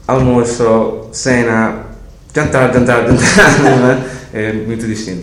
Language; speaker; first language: Portuguese; non-native, learner; Spanish